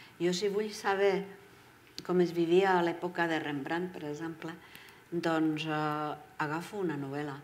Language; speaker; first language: Catalan; non-native, fluent; Czech